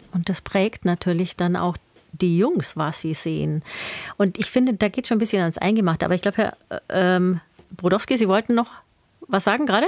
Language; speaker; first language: German; native; German